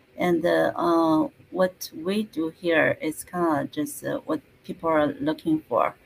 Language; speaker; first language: English; non-native, fluent; Chinese